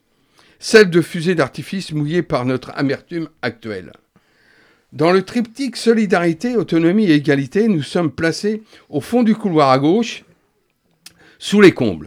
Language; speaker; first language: French; native; French